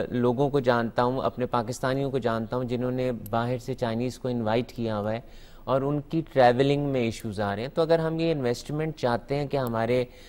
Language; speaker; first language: Urdu; native; Urdu